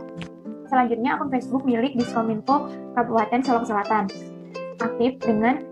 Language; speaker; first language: Indonesian; native; Indonesian